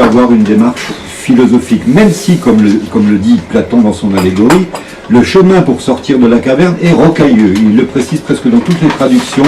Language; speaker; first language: French; native; French